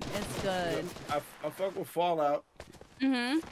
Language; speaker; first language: English; native; English